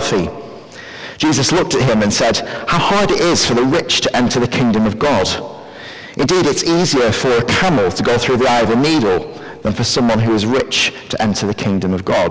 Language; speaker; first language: English; native; English